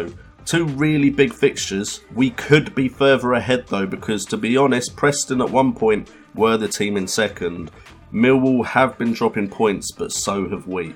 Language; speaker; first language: English; native; English